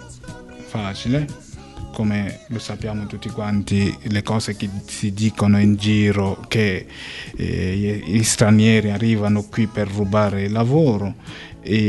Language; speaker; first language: Italian; non-native, fluent; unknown